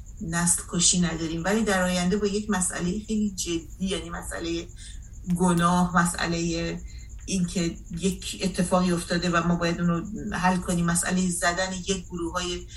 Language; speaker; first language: Persian; native; Persian